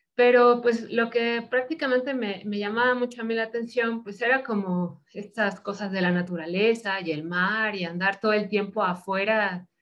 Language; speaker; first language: Spanish; native; Spanish